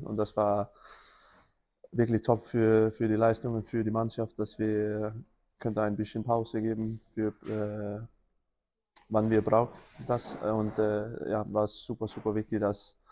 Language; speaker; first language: German; non-native, learner; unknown